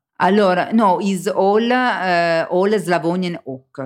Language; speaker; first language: English; non-native, learner; Italian